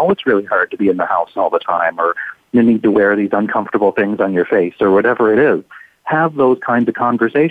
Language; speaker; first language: English; native; English